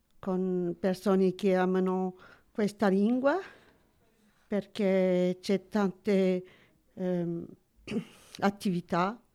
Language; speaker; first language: Italian; early bilingual, heritage; Italian